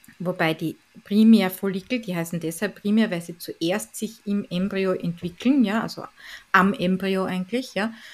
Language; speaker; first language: German; native; German